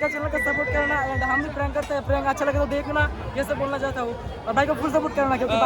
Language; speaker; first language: Hindi; non-native, local second language; Kok Borok